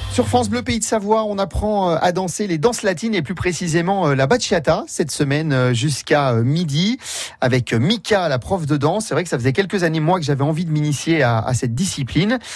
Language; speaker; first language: French; native; French